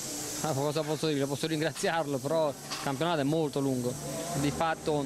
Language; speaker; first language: Italian; native; Italian